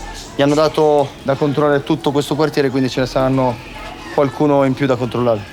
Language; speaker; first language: Italian; native; Italian